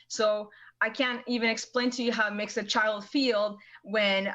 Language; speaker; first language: English; early bilingual, other home language; Spanish